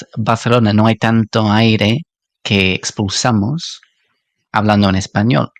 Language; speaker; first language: Spanish; non-native, fluent; English